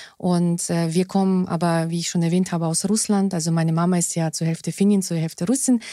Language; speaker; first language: German; non-native, fluent; Russian